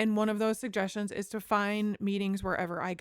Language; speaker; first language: English; native; English